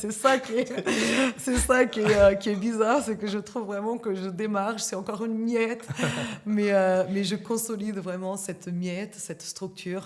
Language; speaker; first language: French; native; French